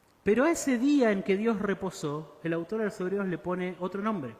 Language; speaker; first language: Spanish; native; Spanish